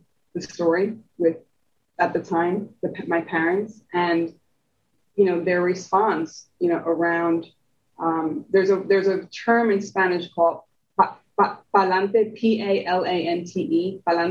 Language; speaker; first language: English; early bilingual, other home language; Spanish